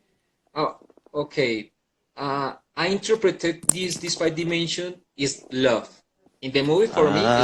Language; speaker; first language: English; non-native, learner; Spanish